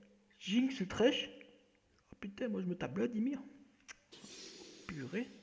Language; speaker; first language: French; native; French